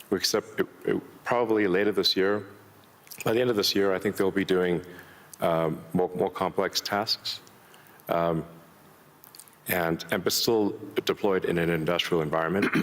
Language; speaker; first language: English; early bilingual, other home language; Afrikaans